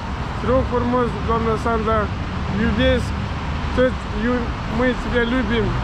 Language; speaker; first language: Romanian; non-native, learner; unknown